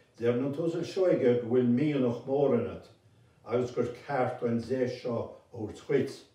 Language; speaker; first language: Irish; native; Irish